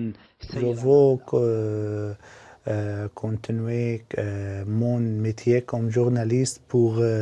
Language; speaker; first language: French; non-native, learner; Arabic